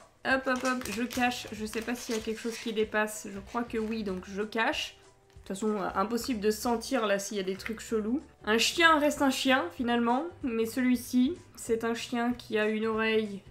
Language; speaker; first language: French; native; French